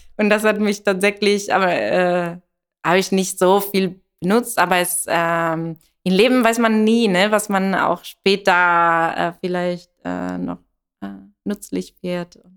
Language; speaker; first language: German; non-native, fluent; Italian